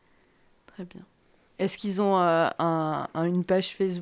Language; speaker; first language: French; native; French